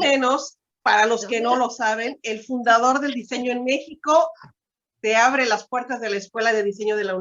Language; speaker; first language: Spanish; native; Spanish